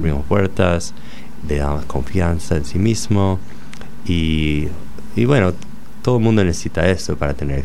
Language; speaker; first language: Spanish; non-native, fluent; English